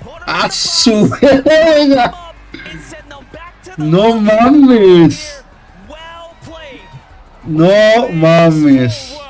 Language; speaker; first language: Spanish; native; Spanish